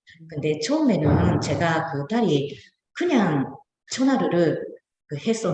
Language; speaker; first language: Korean; non-native, fluent; Japanese